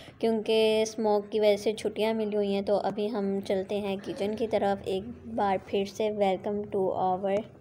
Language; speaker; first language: Urdu; non-native, local second language; Punjabi